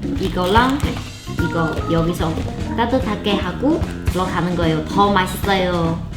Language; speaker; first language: Korean; non-native, learner; Chinese